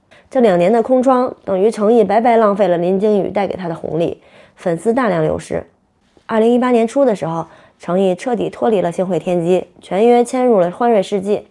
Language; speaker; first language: Chinese; native; Chinese